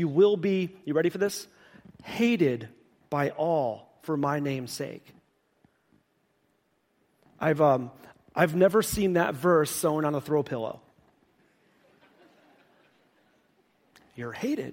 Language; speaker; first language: English; native; English